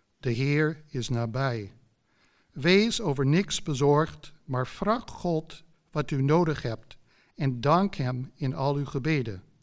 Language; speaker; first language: Dutch; non-native, fluent; English